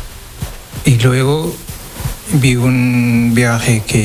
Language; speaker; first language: Spanish; non-native, learner; Wolof